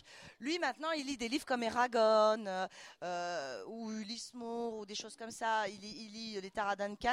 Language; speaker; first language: French; native; French